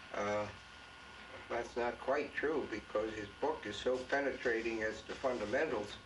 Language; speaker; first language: English; native; English